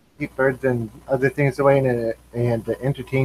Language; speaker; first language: English; native; English